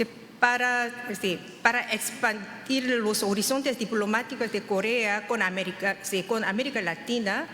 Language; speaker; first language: Spanish; non-native, fluent; Korean